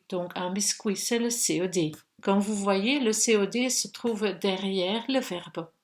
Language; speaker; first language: French; non-native, local second language; Dutch